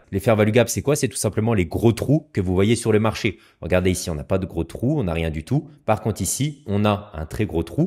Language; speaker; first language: French; native; French